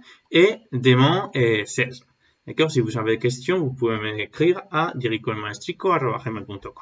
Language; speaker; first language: French; non-native, learner; Spanish